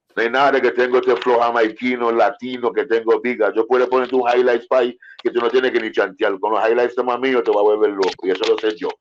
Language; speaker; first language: Spanish; non-native, fluent; English